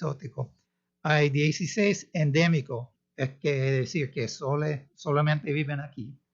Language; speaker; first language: Spanish; non-native, fluent; English